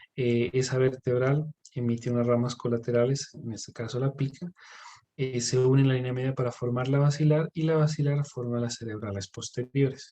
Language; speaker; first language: Spanish; native; Spanish